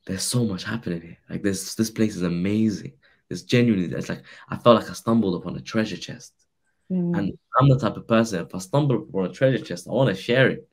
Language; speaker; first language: English; native; English